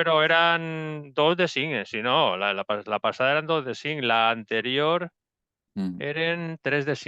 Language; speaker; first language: Catalan; non-native, local second language; Spanish